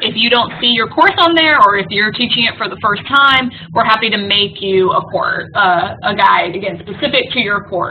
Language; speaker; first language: English; native; English